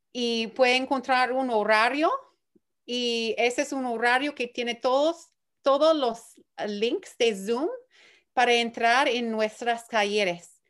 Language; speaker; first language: Spanish; early bilingual, heritage; Spanish